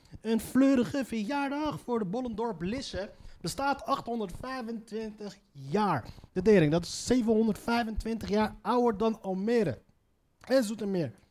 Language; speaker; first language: Dutch; early bilingual, other home language; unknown